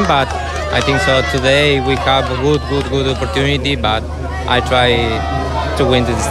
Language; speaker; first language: English; non-native, learner; Spanish